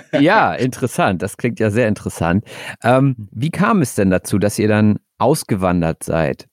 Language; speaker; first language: German; native; German